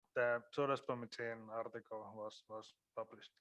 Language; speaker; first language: English; non-native, fluent; Finnish